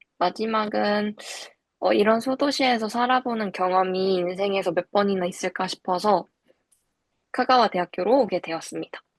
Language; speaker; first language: Korean; native; Korean